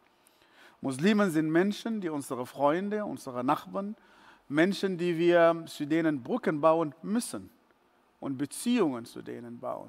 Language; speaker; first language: German; non-native, fluent; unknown